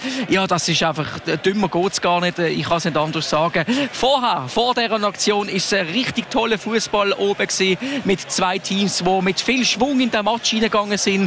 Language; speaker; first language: German; native; German